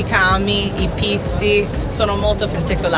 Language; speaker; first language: Italian; non-native, fluent; English